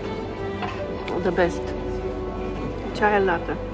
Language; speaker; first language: English; non-native, learner; Russian